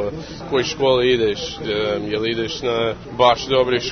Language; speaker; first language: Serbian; early bilingual, heritage; English